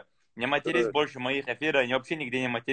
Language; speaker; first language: Russian; native; Russian